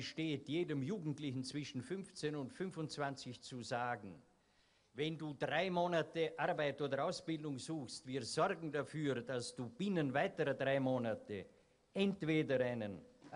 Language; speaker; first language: German; native; German